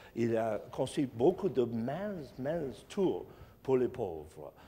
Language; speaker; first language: French; non-native, learner; English